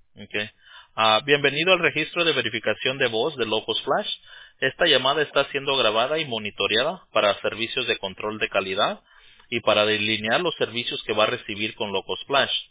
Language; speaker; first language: Spanish; early bilingual, heritage; Spanish